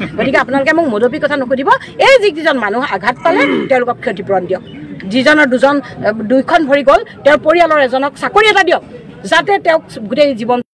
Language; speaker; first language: Assamese; native; Assamese